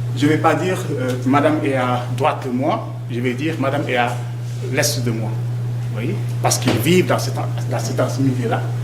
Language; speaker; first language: French; non-native, local second language; Wolof